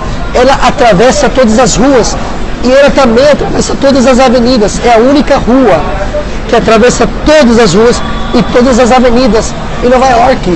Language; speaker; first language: Portuguese; non-native, fluent; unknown